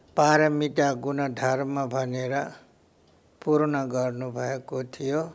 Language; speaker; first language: Nepali; non-native, local second language; Newari